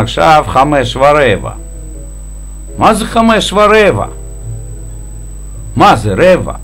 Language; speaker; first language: Hebrew; non-native, fluent; Russian